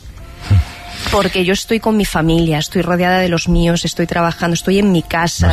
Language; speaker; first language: Spanish; native; Spanish